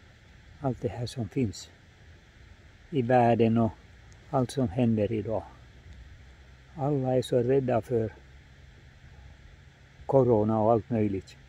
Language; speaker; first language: Swedish; non-native, fluent; Finnish